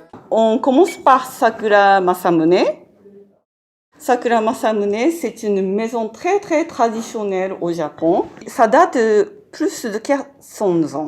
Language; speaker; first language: French; non-native, fluent; Japanese